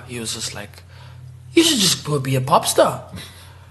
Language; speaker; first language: English; non-native, local second language; Southern Sotho